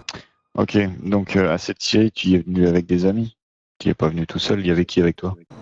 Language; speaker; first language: French; native; French